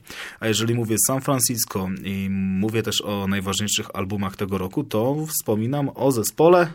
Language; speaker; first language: Polish; native; Polish